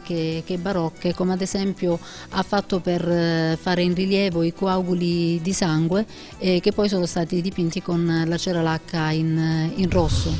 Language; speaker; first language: Italian; native; Italian